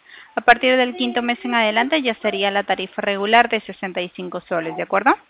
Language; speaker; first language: Spanish; native; Spanish